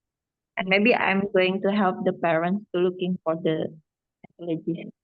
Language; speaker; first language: English; non-native, fluent; Indonesian